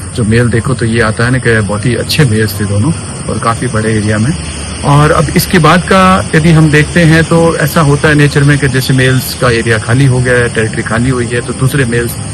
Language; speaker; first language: Hindi; non-native, local second language; Gujarati